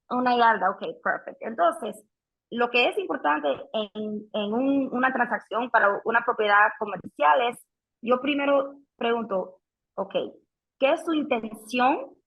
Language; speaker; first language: Spanish; early bilingual, heritage; Spanish